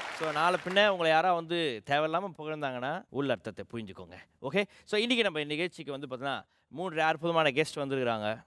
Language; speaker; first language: Tamil; native; Tamil